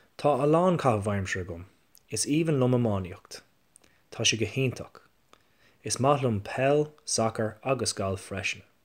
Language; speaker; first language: Irish; non-native, local second language; English